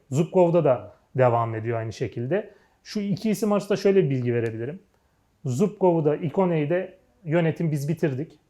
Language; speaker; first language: Turkish; native; Turkish